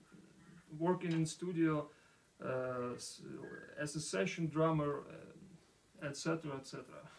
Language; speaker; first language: English; non-native, learner; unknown